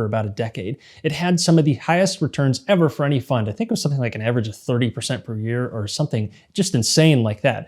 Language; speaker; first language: English; native; English